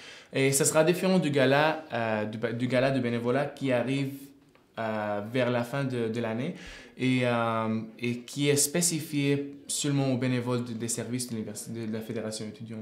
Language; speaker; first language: French; non-native, fluent; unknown